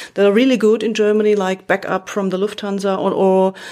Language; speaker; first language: English; non-native, fluent; German